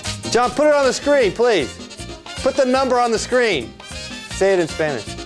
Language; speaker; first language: English; native; English